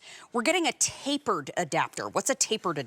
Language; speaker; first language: English; native; English